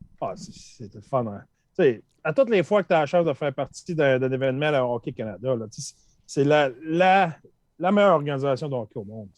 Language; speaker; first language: French; native; French